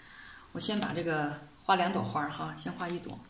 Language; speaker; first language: Chinese; native; Chinese